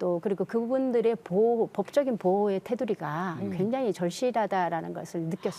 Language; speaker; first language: Korean; native; Korean